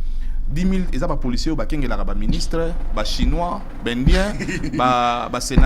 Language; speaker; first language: French; non-native, local second language; Lingala